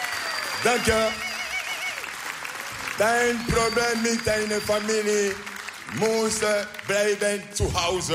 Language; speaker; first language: Dutch; non-native, learner; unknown